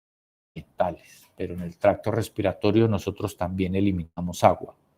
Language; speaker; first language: Spanish; native; Spanish